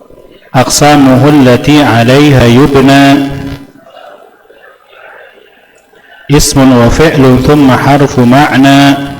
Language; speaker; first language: Arabic; non-native, fluent; Indonesian